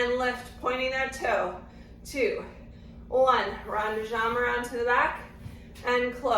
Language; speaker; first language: English; native; English